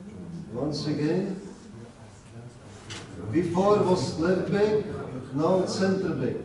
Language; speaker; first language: English; non-native, learner; Czech